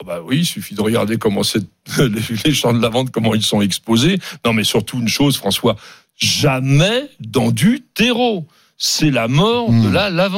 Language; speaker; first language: French; native; French